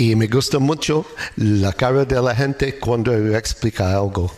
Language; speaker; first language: Spanish; non-native, learner; English